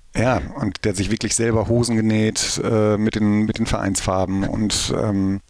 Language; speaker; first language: German; native; German